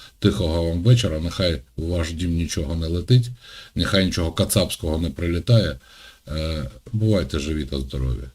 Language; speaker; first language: Ukrainian; non-native, local second language; Russian